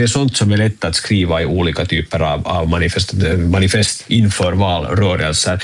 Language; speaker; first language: Swedish; native; Swedish